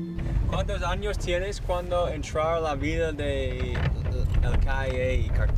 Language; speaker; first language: Spanish; non-native, learner; English